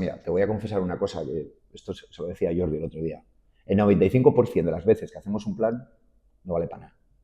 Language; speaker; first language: Spanish; native; Spanish